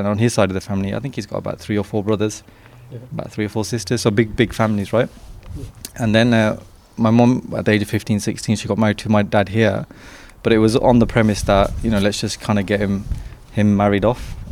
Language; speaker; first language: English; native; English